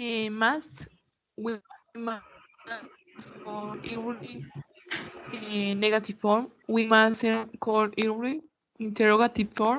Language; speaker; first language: English; non-native, learner; Spanish